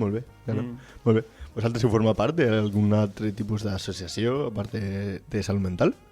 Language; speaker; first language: Catalan; native; Catalan